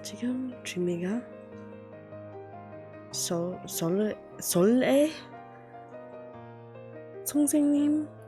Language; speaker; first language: Korean; non-native, learner; English